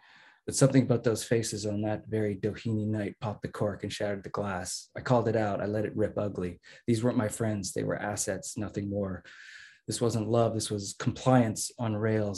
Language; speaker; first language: English; native; English